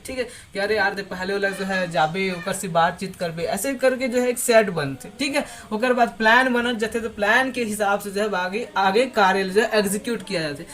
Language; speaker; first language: Hindi; native; Hindi